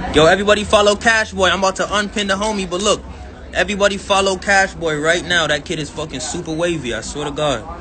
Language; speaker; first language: English; native; English